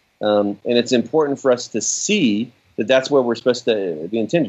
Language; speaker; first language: English; native; English